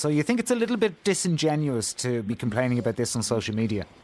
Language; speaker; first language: English; native; English